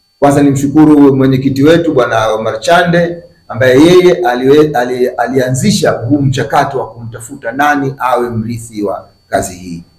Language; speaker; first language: Swahili; native; Swahili